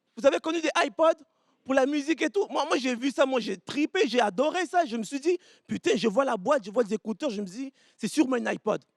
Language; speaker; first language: French; early bilingual, other home language; Lingala